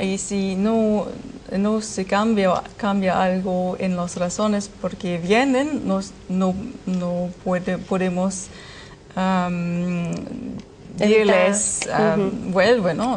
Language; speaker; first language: Spanish; non-native, fluent; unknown